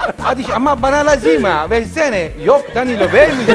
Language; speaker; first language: Turkish; non-native, learner; Italian